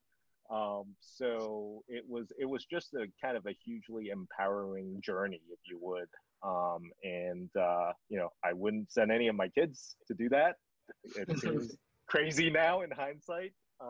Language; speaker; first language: English; non-native, local second language; Cantonese